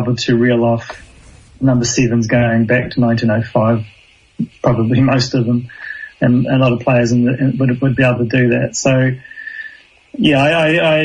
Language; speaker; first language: English; native; English